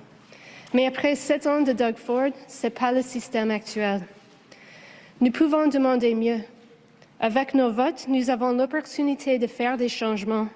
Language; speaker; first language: French; non-native, local second language; English